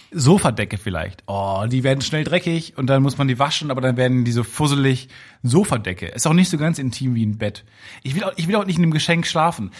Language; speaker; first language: German; native; German